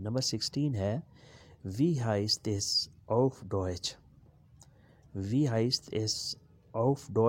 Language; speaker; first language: German; non-native, learner; Urdu